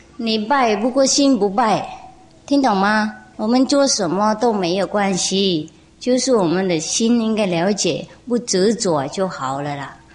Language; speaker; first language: Chinese; non-native, fluent; Vietnamese